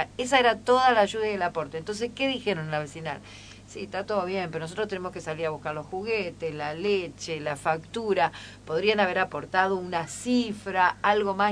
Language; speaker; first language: Spanish; native; Spanish